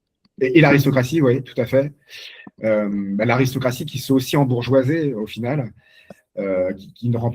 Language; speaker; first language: French; native; French